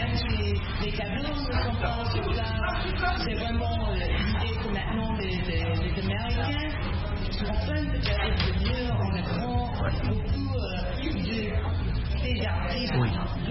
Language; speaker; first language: French; non-native, fluent; English